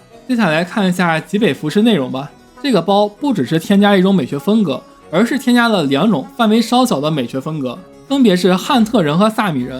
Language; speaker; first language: Chinese; native; Chinese